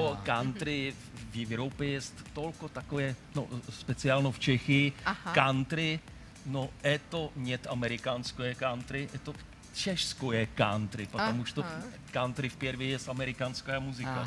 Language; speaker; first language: Russian; non-native, learner; Czech